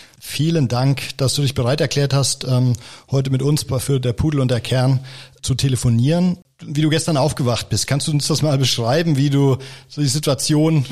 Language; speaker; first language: German; native; German